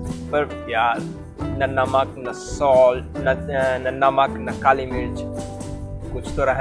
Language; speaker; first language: Hindi; native; Hindi